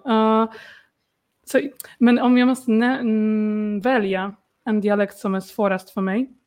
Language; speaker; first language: Swedish; non-native, learner; Polish